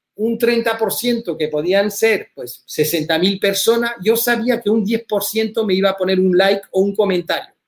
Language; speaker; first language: Spanish; early bilingual, heritage; French